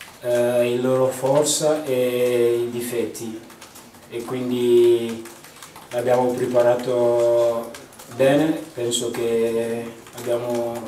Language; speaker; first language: Italian; non-native, fluent; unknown